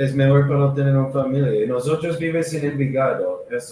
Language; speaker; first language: Spanish; non-native, learner; English